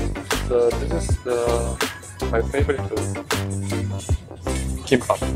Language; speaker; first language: English; non-native, learner; Korean